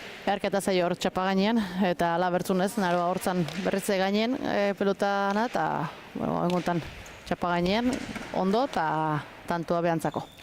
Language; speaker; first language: Basque; native; Basque